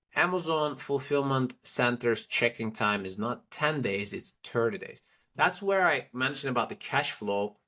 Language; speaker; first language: English; non-native, fluent; Turkish